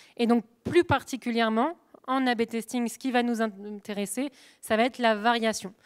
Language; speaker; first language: French; native; French